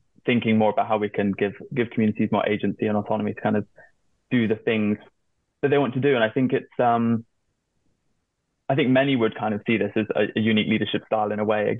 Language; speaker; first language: English; native; English